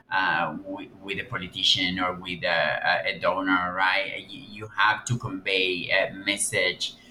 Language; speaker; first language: English; non-native, fluent; Spanish